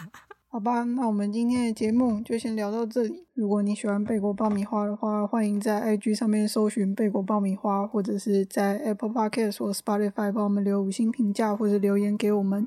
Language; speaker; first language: Chinese; native; Chinese